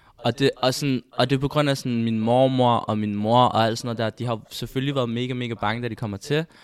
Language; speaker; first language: Danish; early bilingual, other home language; Spanish